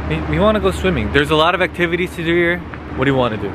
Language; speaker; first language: English; early bilingual, other home language; Korean